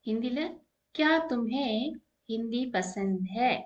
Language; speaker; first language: Hindi; non-native, local second language; Tamil